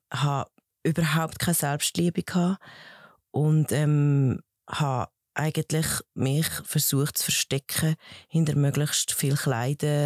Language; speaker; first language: German; early bilingual, other home language; Spanish